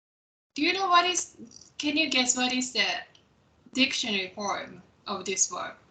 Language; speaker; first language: English; non-native, fluent; Japanese